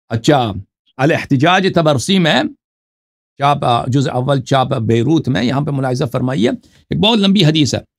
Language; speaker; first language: Urdu; native; Urdu